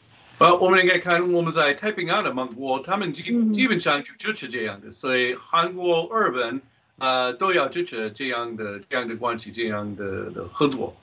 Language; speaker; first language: Chinese; non-native, fluent; English